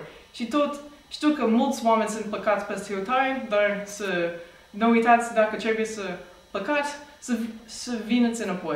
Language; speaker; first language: Romanian; non-native, fluent; English